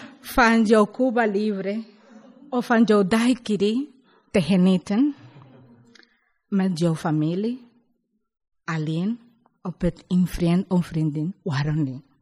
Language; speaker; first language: Dutch; non-native, learner; Spanish